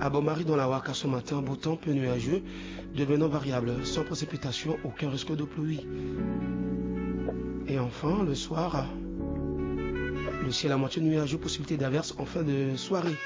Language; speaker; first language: French; non-native, local second language; Sango